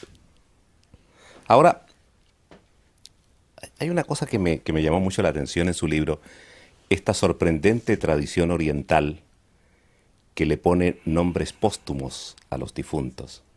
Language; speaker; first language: Spanish; native; Spanish